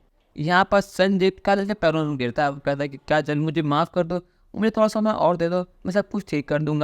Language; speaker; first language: Hindi; native; Hindi